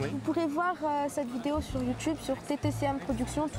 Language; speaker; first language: French; native; French